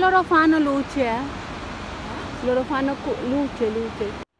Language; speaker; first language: Italian; non-native, learner; Hindi